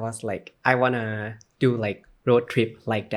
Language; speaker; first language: English; non-native, learner; Thai